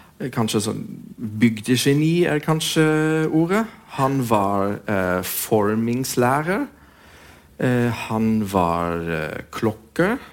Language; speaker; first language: Norwegian; non-native, fluent; German